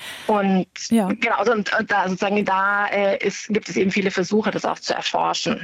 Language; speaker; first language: German; native; German